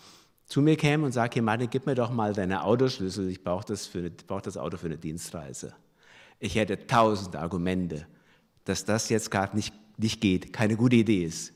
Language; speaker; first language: German; native; German